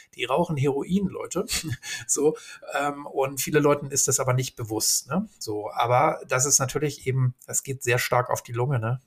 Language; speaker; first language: German; native; German